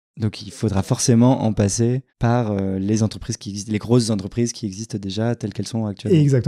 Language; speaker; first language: French; native; French